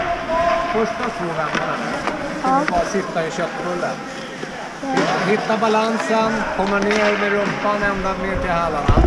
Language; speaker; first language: Swedish; native; Swedish